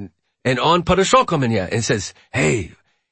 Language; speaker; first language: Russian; non-native, learner; English